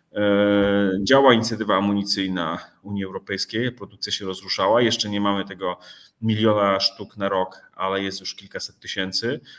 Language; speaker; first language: Polish; native; Polish